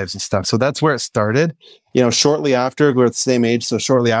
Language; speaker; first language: English; native; English